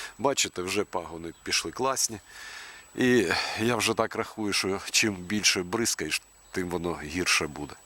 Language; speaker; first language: Ukrainian; native; Ukrainian